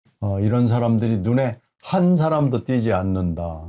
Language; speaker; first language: Korean; native; Korean